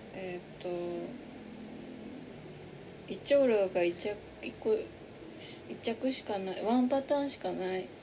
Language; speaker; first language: Japanese; native; Japanese